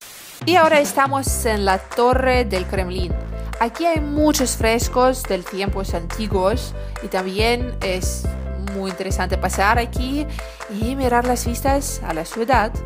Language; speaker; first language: Spanish; non-native, learner; Russian